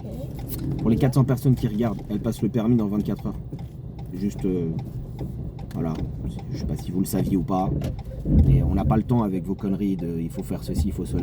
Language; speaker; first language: French; native; French